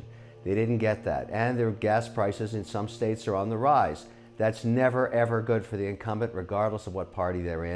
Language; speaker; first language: English; native; English